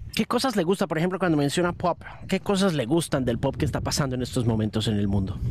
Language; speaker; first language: Spanish; native; Spanish